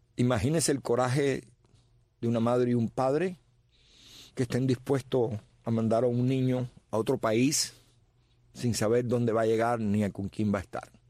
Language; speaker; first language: Spanish; native; Spanish